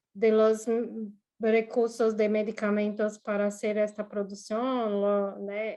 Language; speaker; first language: Spanish; non-native, learner; Portuguese